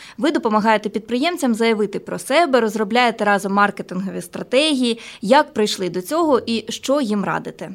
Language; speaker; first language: Ukrainian; native; Ukrainian